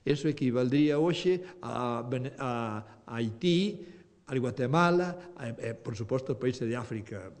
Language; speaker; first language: Spanish; non-native, local second language; Galician